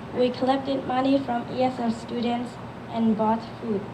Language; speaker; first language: English; early bilingual, other home language; Burmese